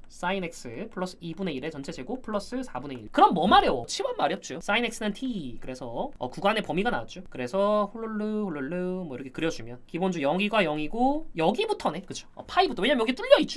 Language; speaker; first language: Korean; native; Korean